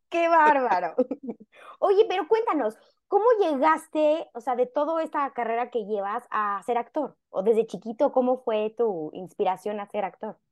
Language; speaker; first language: Spanish; native; Spanish